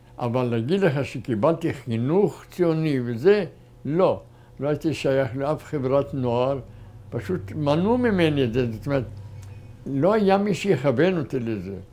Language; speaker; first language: Hebrew; non-native, fluent; German